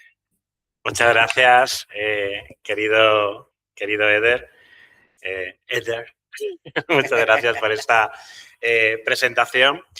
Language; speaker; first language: Spanish; native; Spanish